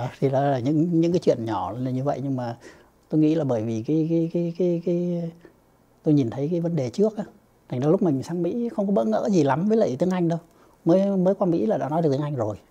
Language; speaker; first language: Vietnamese; native; Vietnamese